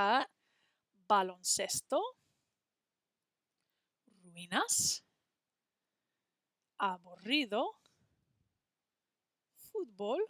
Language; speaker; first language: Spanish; non-native, fluent; English